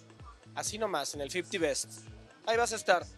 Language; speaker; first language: Spanish; native; Spanish